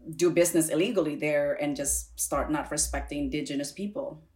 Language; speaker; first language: English; non-native, fluent; Indonesian